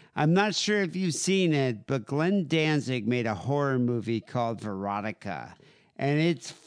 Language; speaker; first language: English; native; English